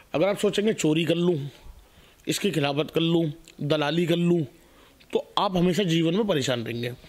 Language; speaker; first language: Hindi; native; Hindi